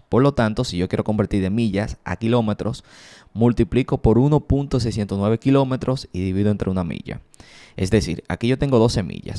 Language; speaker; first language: Spanish; native; Spanish